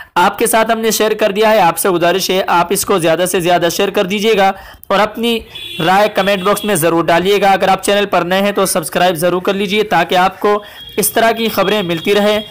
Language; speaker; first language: Urdu; native; Urdu